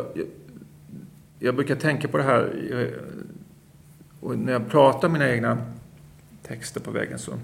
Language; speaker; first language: Swedish; native; Swedish